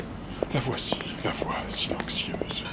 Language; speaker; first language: French; native; French